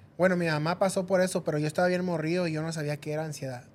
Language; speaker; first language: Spanish; early bilingual, heritage; Spanish